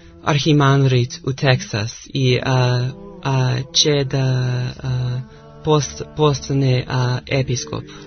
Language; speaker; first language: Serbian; non-native, learner; English